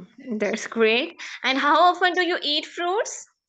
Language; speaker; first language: English; non-native, fluent; Urdu